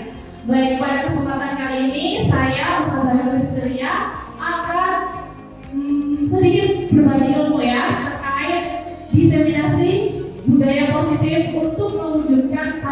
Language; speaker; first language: Indonesian; native; Indonesian